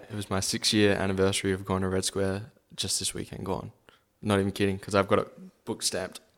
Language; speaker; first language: English; native; English